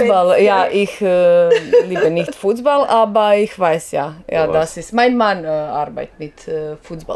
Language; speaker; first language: German; non-native, learner; Bosnian